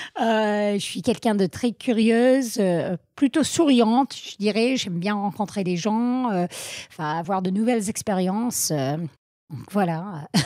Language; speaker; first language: French; non-native, fluent; English